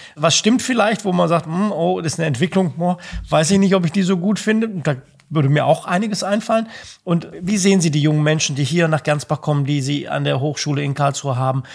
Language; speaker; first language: German; native; German